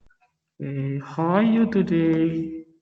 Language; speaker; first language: English; non-native, fluent; Indonesian